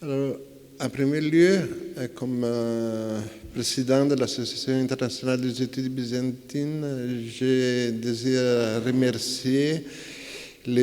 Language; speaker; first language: French; non-native, fluent; Italian